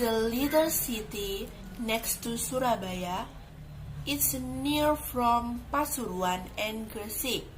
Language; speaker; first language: English; non-native, learner; Indonesian